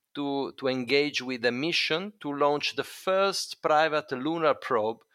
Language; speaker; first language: English; non-native, fluent; Italian